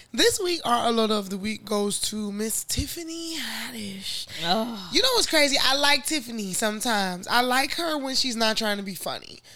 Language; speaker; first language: English; native; English